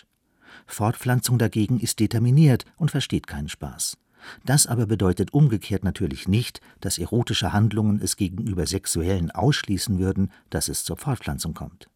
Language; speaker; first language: German; native; German